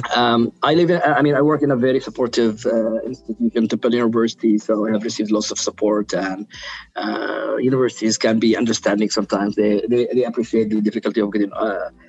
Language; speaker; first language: English; non-native, fluent; Arabic